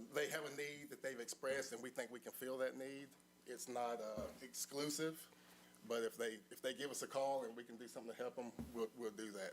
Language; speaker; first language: English; native; English